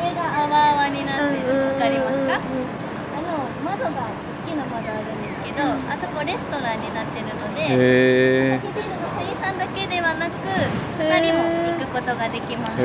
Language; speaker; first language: Japanese; native; Japanese